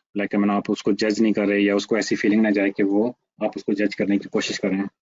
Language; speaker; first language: Urdu; native; Urdu